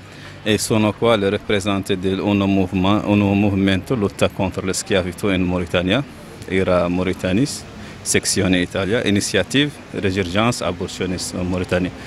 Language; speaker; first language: Italian; non-native, local second language; Arabic